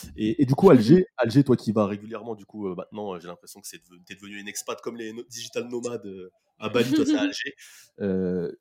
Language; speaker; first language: French; native; French